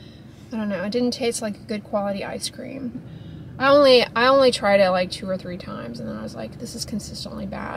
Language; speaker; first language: English; native; English